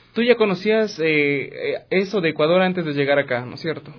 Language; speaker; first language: Spanish; native; Spanish